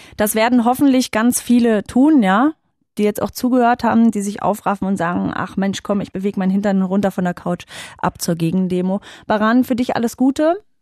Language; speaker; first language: German; native; German